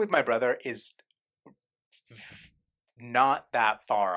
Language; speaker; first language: English; native; English